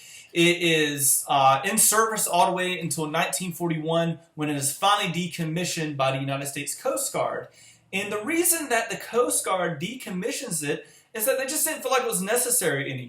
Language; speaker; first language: English; native; English